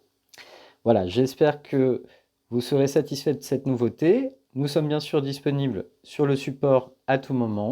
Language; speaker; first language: French; native; French